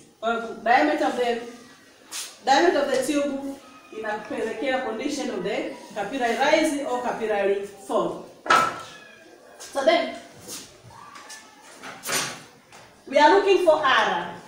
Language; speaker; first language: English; non-native, local second language; Swahili